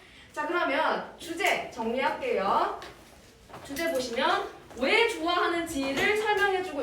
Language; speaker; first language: Korean; native; Korean